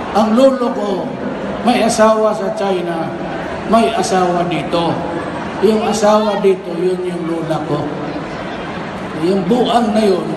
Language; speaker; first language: Filipino; non-native, local second language; Cebuano